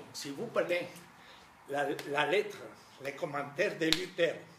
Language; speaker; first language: French; non-native, fluent; Spanish